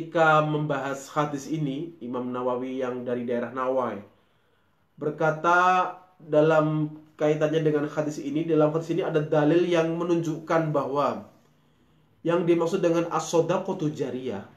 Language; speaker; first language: Indonesian; native; Indonesian